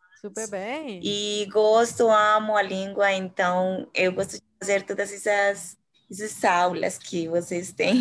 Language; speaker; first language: Portuguese; non-native, learner; Spanish